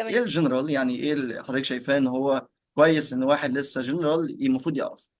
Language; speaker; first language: Arabic; native; Arabic